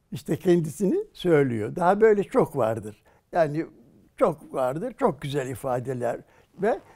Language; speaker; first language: Turkish; native; Turkish